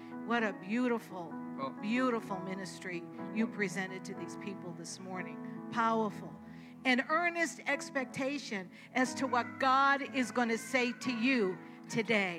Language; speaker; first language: English; native; English